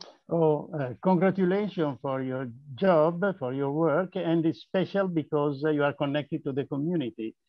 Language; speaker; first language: English; non-native, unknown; Italian